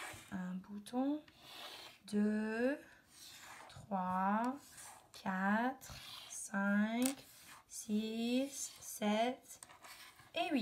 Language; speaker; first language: French; native; French